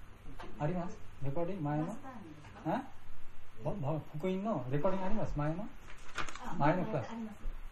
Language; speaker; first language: Japanese; non-native, learner; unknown